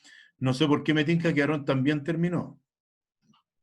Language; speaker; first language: Spanish; native; Spanish